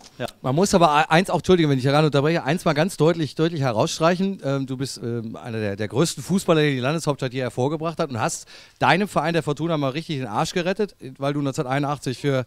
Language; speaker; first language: German; native; German